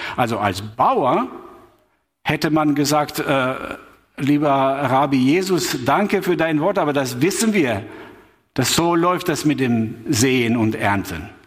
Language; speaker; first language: German; non-native, fluent; Albanian